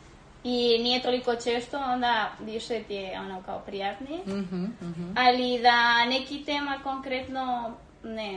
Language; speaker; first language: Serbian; early bilingual, heritage; Spanish